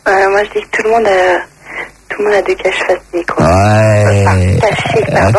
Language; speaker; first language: French; native; French